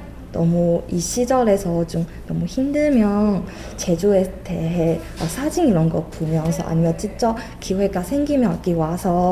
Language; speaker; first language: Korean; non-native, fluent; Chinese